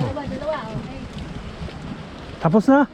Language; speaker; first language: Filipino; non-native, learner; Korean